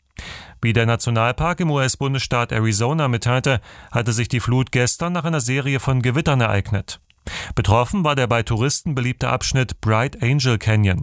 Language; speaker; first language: German; native; German